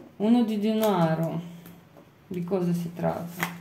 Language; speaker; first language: Italian; non-native, fluent; Lithuanian